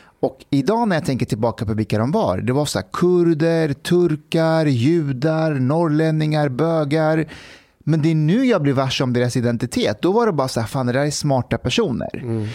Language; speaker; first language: Swedish; early bilingual, other home language; Persian